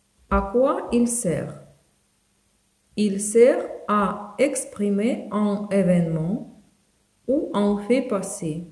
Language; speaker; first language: French; non-native, fluent; Ukrainian